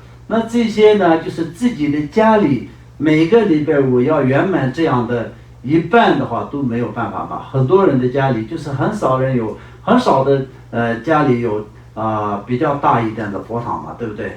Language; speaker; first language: Chinese; non-native, local second language; Tibetan